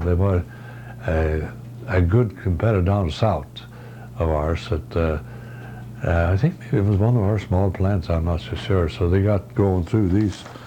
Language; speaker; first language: English; non-native, fluent; Swedish